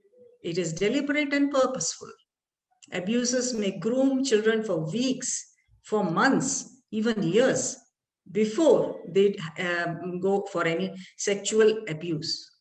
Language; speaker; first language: English; non-native, local second language; Malayalam